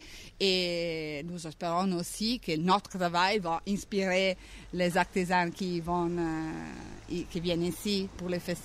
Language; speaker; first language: French; non-native, learner; Italian